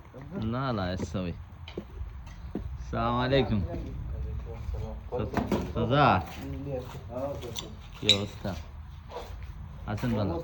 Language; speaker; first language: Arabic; non-native, learner; Bangla